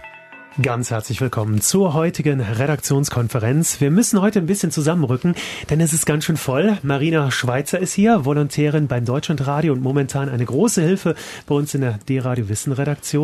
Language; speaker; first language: German; native; German